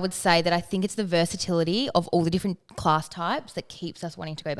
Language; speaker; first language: English; native; English